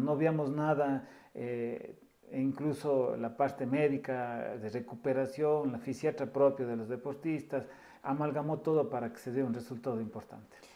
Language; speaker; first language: Spanish; native; Spanish